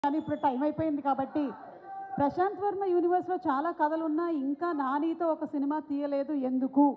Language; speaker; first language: Telugu; native; Telugu